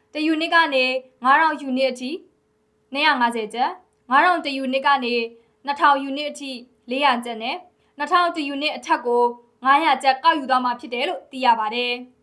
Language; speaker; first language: Burmese; native; Burmese